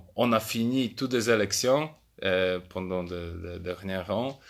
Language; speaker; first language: French; non-native, fluent; Polish